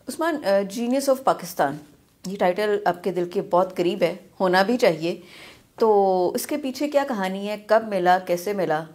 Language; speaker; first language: Urdu; non-native, local second language; Punjabi